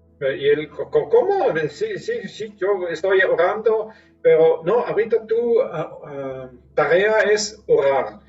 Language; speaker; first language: Spanish; non-native, fluent; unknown